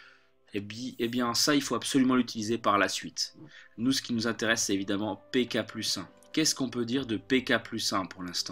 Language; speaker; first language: French; native; French